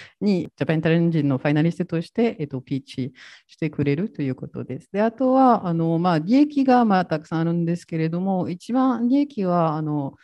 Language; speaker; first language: Japanese; non-native, fluent; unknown